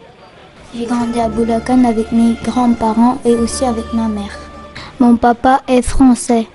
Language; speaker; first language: French; non-native, learner; Filipino